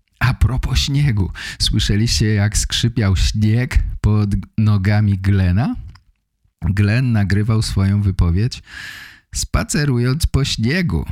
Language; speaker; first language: Polish; native; Polish